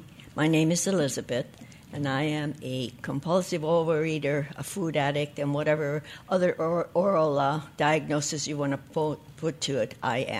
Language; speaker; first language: English; non-native, fluent; Hungarian